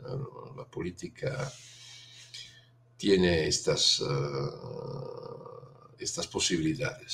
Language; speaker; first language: Spanish; non-native, fluent; Italian